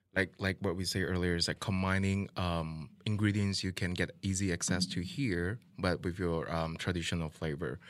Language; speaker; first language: English; non-native, local second language; Min Nan Chinese